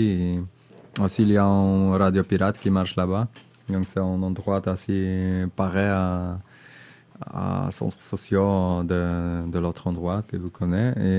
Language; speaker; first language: French; non-native, learner; Indonesian